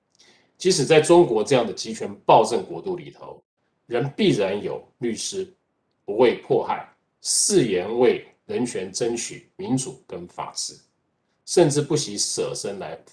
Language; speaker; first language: Chinese; native; Chinese